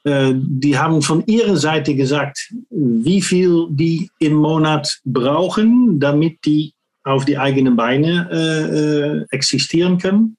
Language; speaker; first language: German; non-native, fluent; Dutch